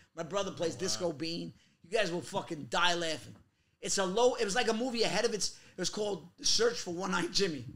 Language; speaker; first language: English; native; English